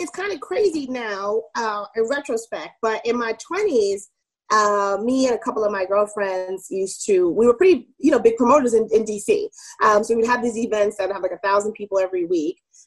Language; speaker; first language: English; native; English